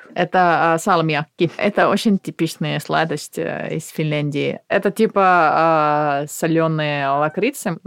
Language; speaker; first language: Russian; non-native, fluent; Finnish